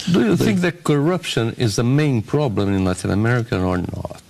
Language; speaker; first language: English; non-native, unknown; Portuguese